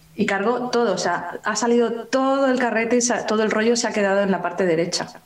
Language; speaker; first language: Spanish; native; Spanish